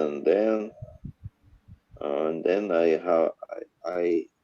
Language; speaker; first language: English; non-native, learner; Spanish